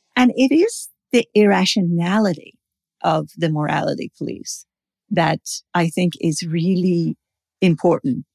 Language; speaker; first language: English; non-native, fluent; Persian